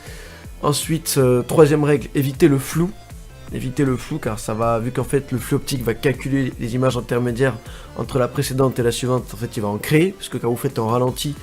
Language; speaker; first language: French; native; French